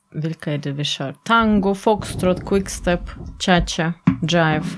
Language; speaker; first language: Swedish; non-native, fluent; Latvian